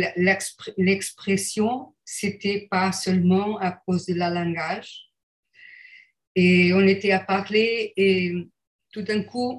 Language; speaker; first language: French; non-native, fluent; Portuguese